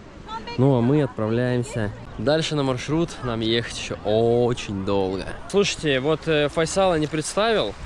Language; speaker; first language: Russian; native; Russian